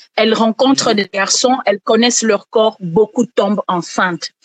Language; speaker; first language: French; non-native, local second language; Lingala